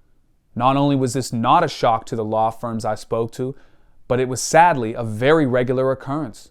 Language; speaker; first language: English; native; English